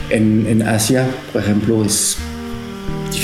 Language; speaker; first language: Spanish; non-native, learner; French